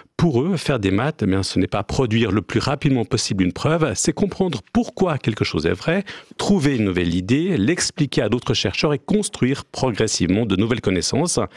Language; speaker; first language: French; native; French